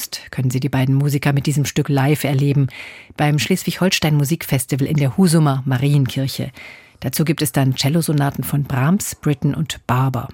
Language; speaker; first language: German; native; German